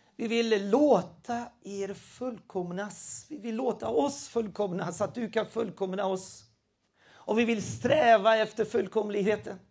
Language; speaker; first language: Swedish; non-native, fluent; Spanish